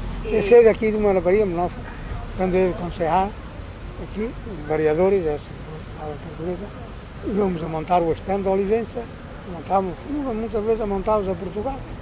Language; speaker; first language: Portuguese; non-native, local second language; Spanish